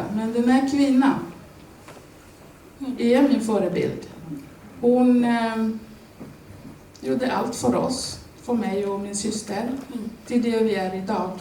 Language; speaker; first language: Swedish; non-native, fluent; Swahili